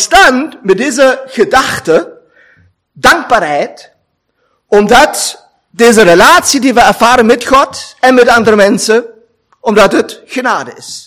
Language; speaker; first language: Dutch; non-native, fluent; German